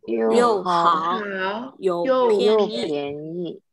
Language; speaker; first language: Chinese; non-native, learner; Indonesian